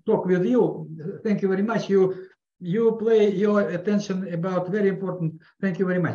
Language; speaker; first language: English; non-native, learner; Russian